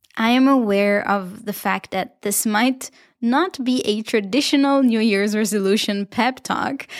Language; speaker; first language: English; non-native, fluent; Hebrew